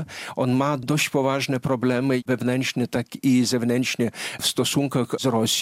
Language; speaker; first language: Polish; non-native, fluent; Lithuanian